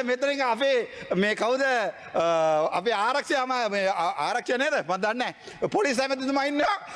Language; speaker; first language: Sinhala; non-native, local second language; Tamil